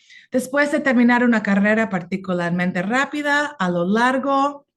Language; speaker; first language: Spanish; non-native, fluent; English